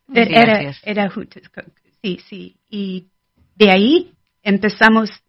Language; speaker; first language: Spanish; non-native, learner; English